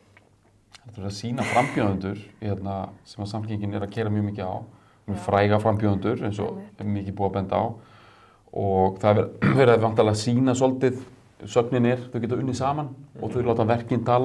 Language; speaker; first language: Icelandic; native; Icelandic